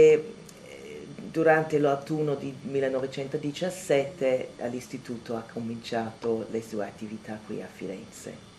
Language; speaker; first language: Italian; non-native, fluent; English